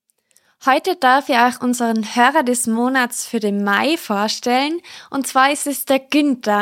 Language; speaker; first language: German; native; German